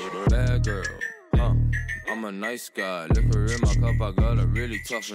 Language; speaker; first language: English; native; English